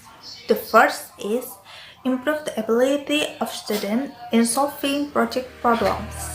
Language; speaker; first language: English; non-native, learner; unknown